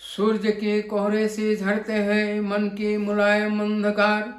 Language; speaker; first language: Hindi; non-native, local second language; Bangla